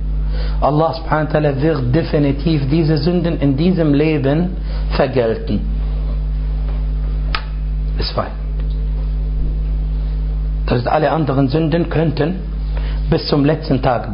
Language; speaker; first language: German; non-native, fluent; Arabic